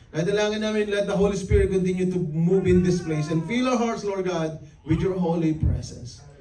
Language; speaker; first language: English; non-native, local second language; Filipino